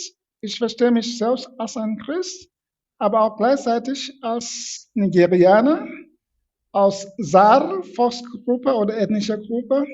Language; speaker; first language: German; non-native, fluent; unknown